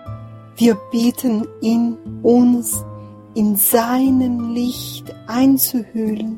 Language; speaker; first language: German; non-native, fluent; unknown